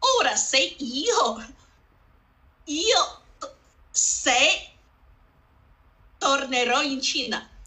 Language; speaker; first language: Italian; non-native, learner; Chinese